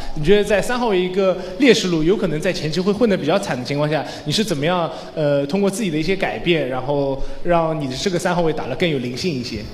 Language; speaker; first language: Chinese; native; Chinese